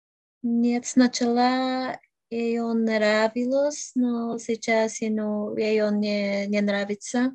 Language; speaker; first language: Russian; non-native, learner; Bulgarian